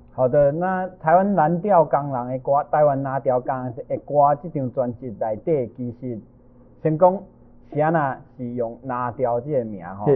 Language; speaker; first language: Chinese; non-native, local second language; Min Nan Chinese